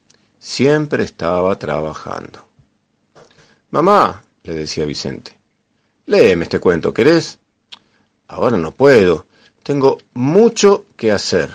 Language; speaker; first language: Spanish; native; Spanish